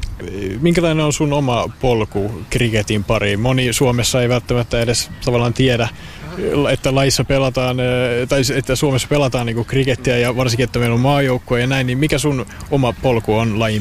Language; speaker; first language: Finnish; native; Finnish